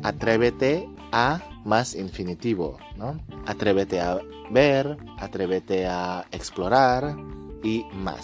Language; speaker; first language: Spanish; non-native, fluent; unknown